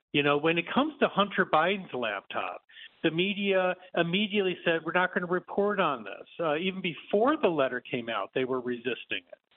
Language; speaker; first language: English; native; English